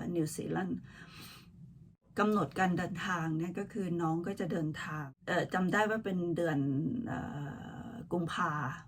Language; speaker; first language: Thai; native; Thai